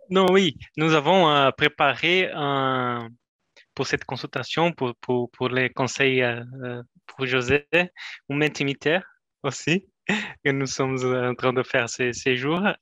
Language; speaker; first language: French; non-native, fluent; Spanish